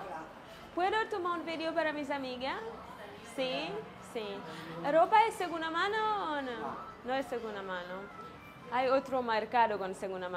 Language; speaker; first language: Spanish; non-native, learner; Swahili